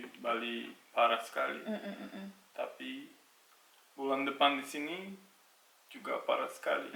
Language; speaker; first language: Indonesian; non-native, learner; Romanian